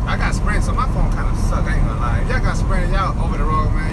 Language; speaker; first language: English; early bilingual, other home language; Spanish